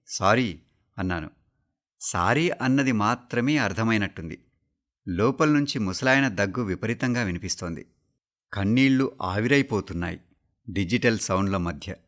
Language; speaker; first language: Telugu; native; Telugu